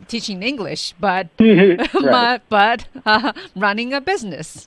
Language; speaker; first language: English; non-native, fluent; Chinese